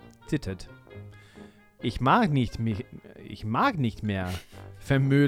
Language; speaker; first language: German; non-native, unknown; English